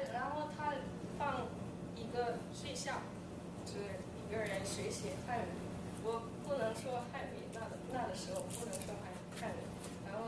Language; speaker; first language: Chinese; non-native, learner; English